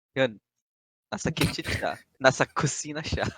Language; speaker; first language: Filipino; non-native, learner; English